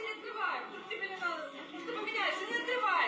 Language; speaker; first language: Russian; native; Russian